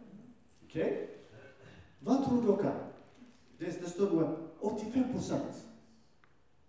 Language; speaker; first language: Norwegian; non-native, fluent; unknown